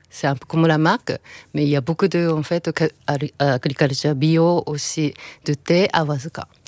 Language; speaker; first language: French; non-native, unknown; Japanese